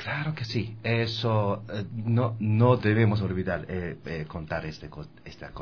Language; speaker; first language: Spanish; non-native, learner; Japanese